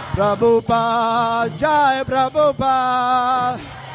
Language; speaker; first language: English; non-native, fluent; Czech